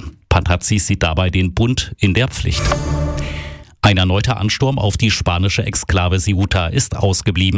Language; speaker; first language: German; native; German